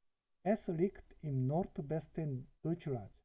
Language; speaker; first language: German; non-native, fluent; Korean